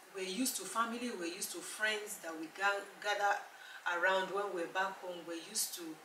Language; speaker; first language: English; non-native, local second language; Yoruba